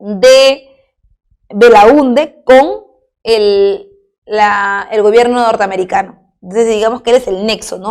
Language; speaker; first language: Spanish; native; Spanish